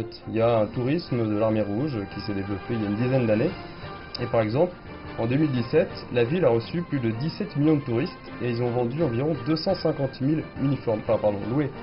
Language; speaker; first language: French; native; French